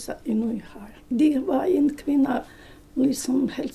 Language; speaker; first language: Danish; non-native, learner; Bosnian